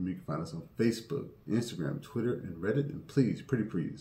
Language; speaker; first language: English; native; English